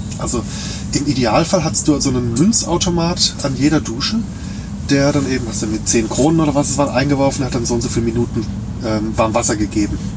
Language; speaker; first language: German; native; German